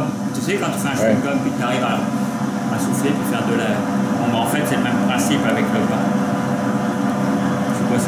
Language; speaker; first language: French; native; French